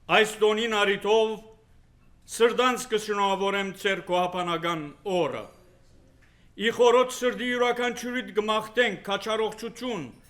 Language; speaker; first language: Armenian; native; Armenian